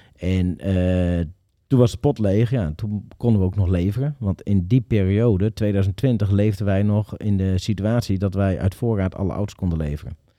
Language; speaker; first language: Dutch; native; Dutch